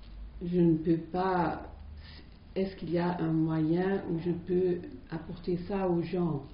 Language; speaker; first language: French; non-native, fluent; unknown